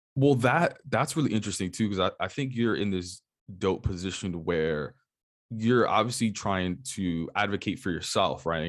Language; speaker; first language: English; early bilingual, other home language; Spanish